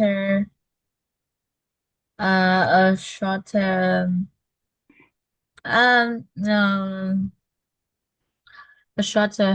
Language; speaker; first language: English; non-native, learner; Vietnamese